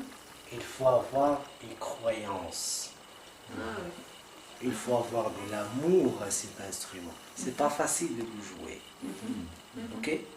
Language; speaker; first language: French; non-native, local second language; Arabic